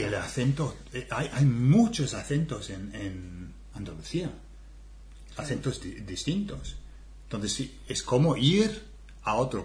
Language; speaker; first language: Spanish; non-native, fluent; English